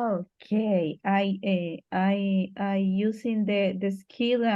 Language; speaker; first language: English; non-native, learner; Spanish